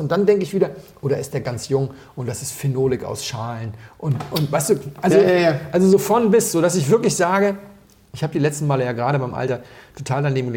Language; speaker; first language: German; native; German